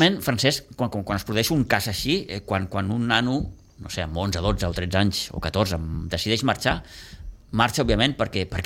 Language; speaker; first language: Catalan; native; Catalan